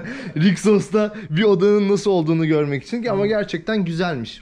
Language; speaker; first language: Turkish; native; Turkish